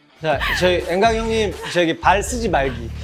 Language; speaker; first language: Korean; non-native, learner; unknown